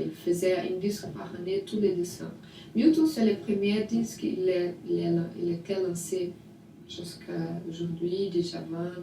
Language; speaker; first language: French; non-native, learner; Portuguese